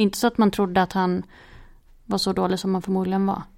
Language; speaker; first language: Swedish; native; Swedish